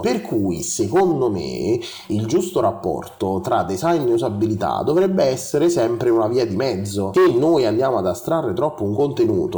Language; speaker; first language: Italian; native; Italian